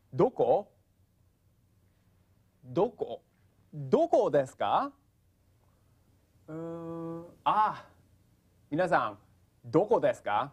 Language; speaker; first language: Japanese; non-native, fluent; English